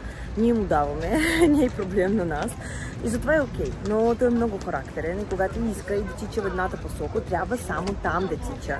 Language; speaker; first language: Bulgarian; non-native, fluent; Russian